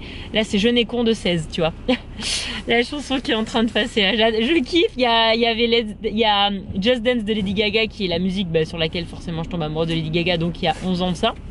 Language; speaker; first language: French; native; French